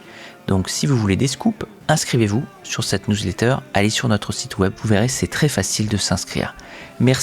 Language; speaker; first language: French; native; French